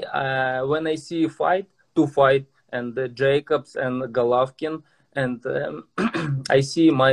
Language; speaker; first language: English; non-native, learner; Russian